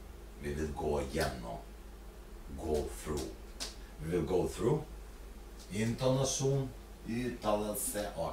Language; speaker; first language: Norwegian; non-native, fluent; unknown